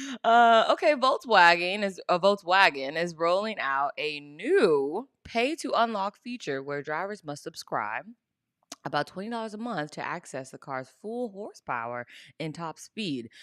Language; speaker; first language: English; native; English